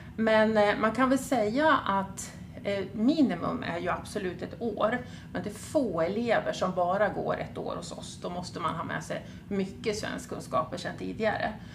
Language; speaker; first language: Swedish; native; Swedish